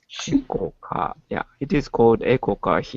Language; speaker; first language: English; non-native, learner; Japanese